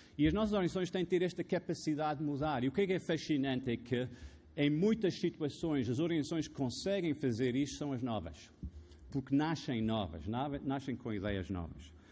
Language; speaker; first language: Portuguese; non-native, fluent; Arabic